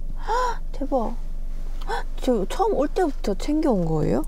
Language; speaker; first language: Korean; native; Korean